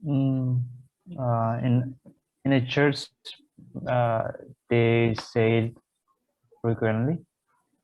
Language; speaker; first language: English; non-native, learner; Indonesian